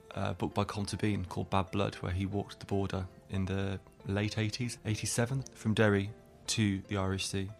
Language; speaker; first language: English; native; English